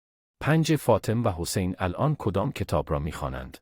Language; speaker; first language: Persian; non-native, fluent; Urdu